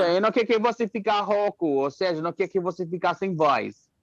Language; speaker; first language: Portuguese; non-native, fluent; English